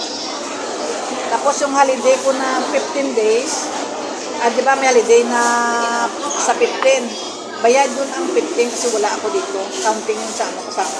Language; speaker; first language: Filipino; non-native, local second language; Hiligaynon